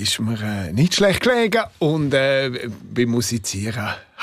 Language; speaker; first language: German; non-native, local second language; Romansh